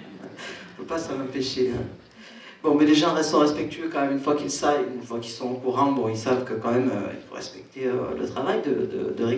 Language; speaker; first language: French; native; French